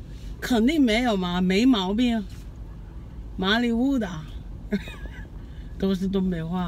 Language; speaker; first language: Chinese; non-native, fluent; English